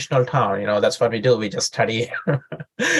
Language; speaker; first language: English; non-native, local second language; Telugu